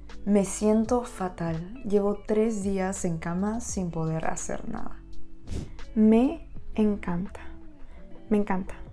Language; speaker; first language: Spanish; native; Spanish